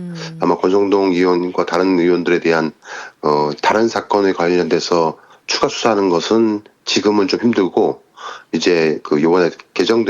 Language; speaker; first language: Korean; native; Korean